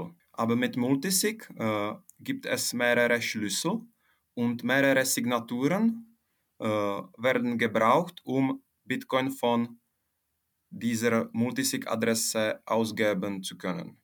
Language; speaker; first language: German; non-native, fluent; Czech